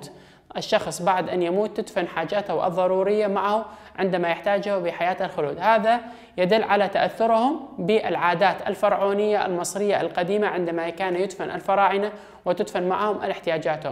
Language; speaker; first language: Arabic; non-native, local second language; Kurdish